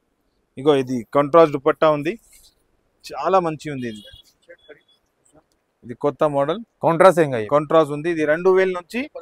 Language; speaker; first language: Telugu; non-native, local second language; Urdu